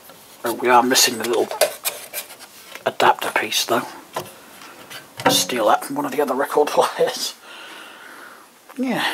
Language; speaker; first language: English; native; English